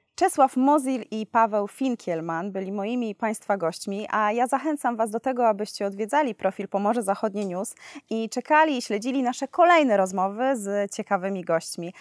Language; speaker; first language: Polish; native; Polish